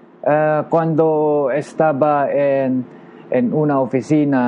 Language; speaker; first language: Spanish; non-native, learner; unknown